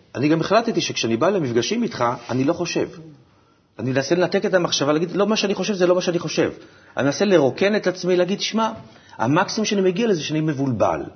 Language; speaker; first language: Hebrew; native; Hebrew